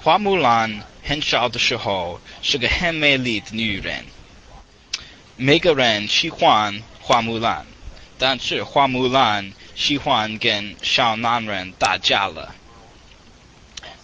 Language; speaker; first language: Chinese; non-native, learner; English